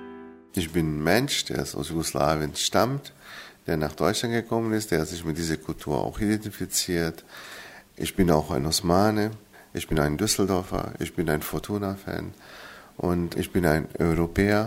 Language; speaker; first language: German; early bilingual, other home language; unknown